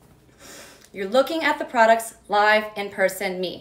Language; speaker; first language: English; native; English